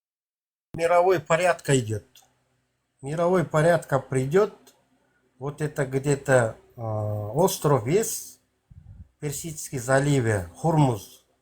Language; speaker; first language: Russian; non-native, local second language; Kazakh